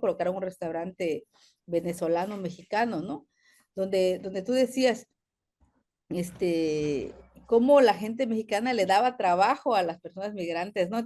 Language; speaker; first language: Spanish; native; Spanish